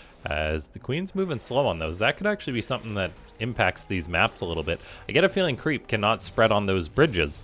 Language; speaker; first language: English; native; English